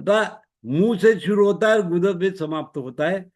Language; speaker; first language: Hindi; non-native, local second language; Marathi